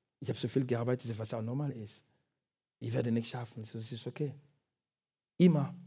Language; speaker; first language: German; non-native, fluent; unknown